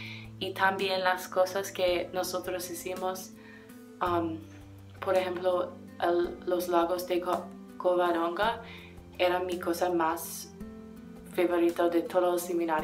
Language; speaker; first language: Spanish; non-native, learner; English